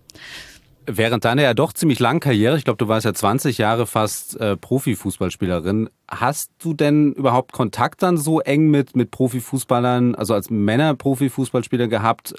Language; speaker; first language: German; native; German